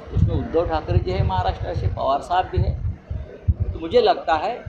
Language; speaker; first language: Hindi; non-native, local second language; Marathi